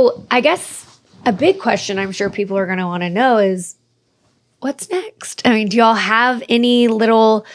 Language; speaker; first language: English; native; English